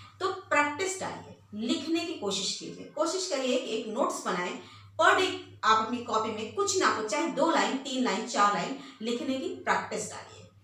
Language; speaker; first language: Hindi; native; Hindi